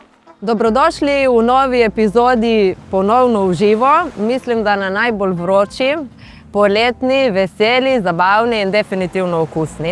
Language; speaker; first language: Slovenian; native; Slovenian